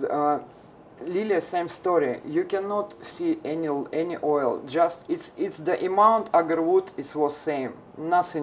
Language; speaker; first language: English; non-native, learner; Russian